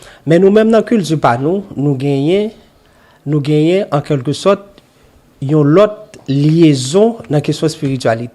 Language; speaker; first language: Haitian Creole; native; Haitian Creole